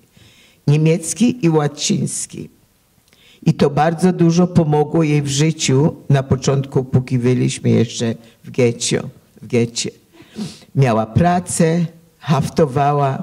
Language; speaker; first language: Polish; early bilingual, heritage; Polish